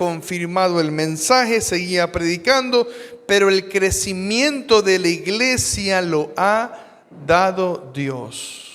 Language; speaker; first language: Spanish; native; Spanish